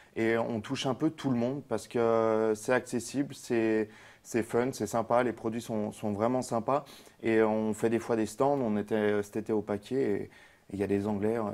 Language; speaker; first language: French; native; French